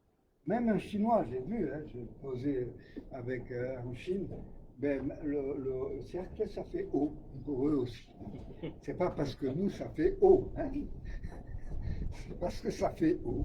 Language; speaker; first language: French; native; French